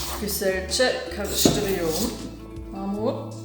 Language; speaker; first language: Turkish; non-native, learner; German